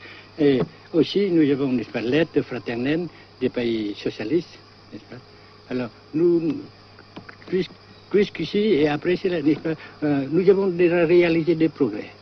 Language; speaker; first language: French; non-native, local second language; Vietnamese